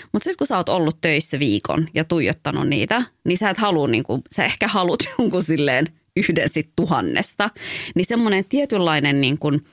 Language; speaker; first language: Finnish; early bilingual, other home language; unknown